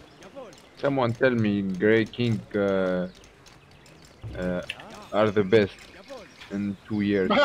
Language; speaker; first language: English; non-native, learner; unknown